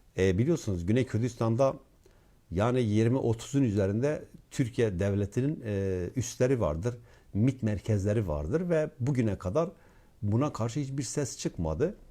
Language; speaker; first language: Turkish; non-native, local second language; Kurdish